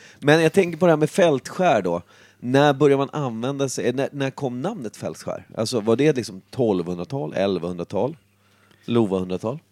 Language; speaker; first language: Swedish; native; Swedish